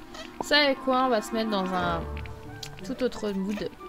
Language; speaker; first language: French; native; French